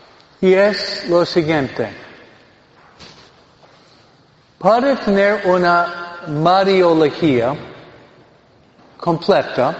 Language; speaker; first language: Spanish; non-native, fluent; English